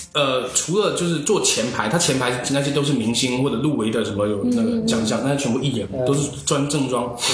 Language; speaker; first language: Chinese; native; Chinese